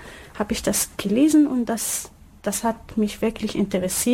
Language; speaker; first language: German; non-native, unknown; Arabic